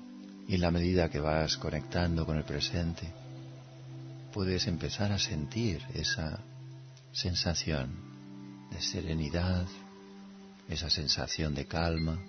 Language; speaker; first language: Spanish; native; Spanish